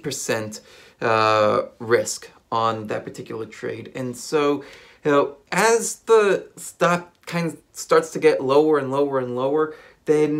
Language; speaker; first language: English; native; English